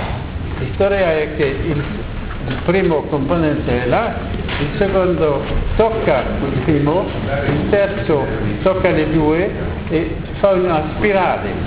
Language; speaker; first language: Italian; non-native, learner; French